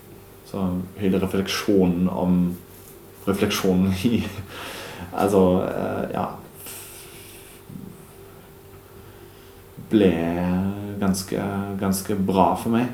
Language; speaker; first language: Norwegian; non-native, fluent; German